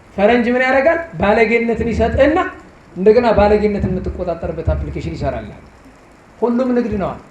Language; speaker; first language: Amharic; native; Amharic